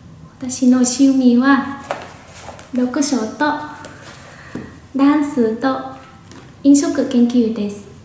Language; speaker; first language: Japanese; non-native, fluent; Vietnamese